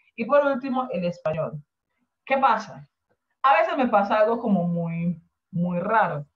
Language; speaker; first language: Spanish; non-native, local second language; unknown